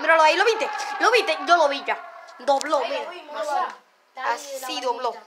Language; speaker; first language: Spanish; native; Spanish